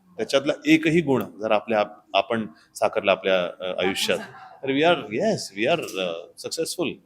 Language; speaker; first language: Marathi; non-native, local second language; Hindi